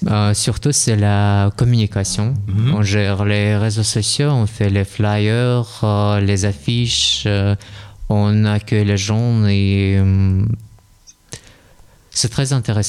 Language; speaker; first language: French; non-native, learner; Russian